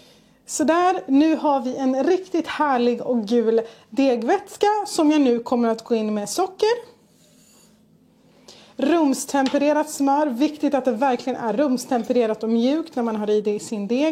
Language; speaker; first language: Swedish; native; Swedish